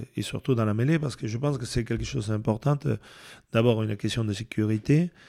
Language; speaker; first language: French; non-native, fluent; Spanish